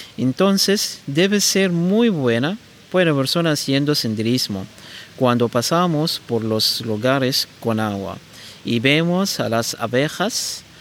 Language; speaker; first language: Spanish; non-native, learner; Arabic